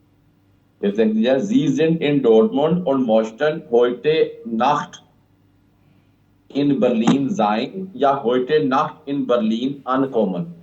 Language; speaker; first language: German; non-native, fluent; Punjabi